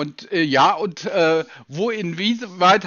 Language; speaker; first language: German; native; German